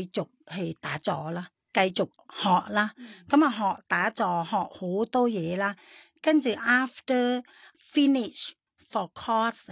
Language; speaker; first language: Cantonese; non-native, fluent; Thai